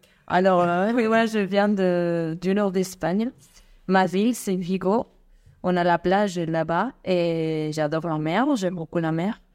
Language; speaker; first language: French; non-native, fluent; Spanish